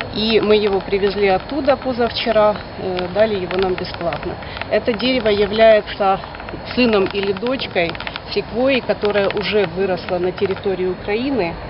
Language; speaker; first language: Russian; non-native, local second language; Ukrainian